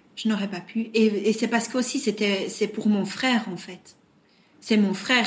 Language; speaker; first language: French; native; French